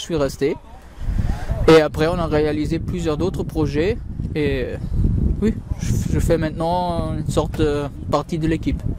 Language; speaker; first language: French; non-native, fluent; German